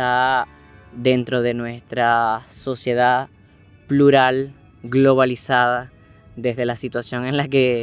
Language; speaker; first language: Spanish; native; Spanish